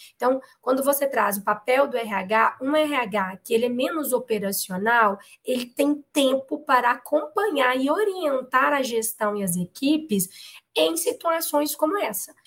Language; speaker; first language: Portuguese; native; Portuguese